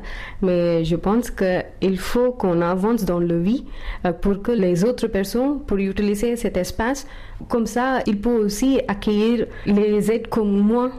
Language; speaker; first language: French; non-native, learner; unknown